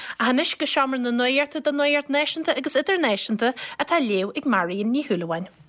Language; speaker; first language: Irish; native; Irish